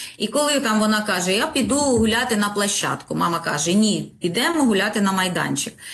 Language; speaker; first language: Ukrainian; non-native, local second language; Russian